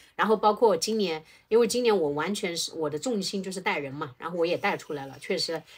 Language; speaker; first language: Chinese; native; Chinese